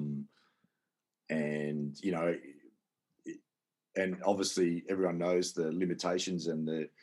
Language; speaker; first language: English; native; English